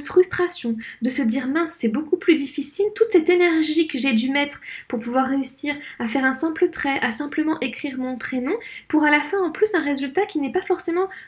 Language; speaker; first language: French; native; French